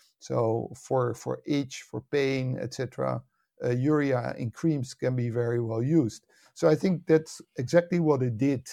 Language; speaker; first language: English; non-native, fluent; Dutch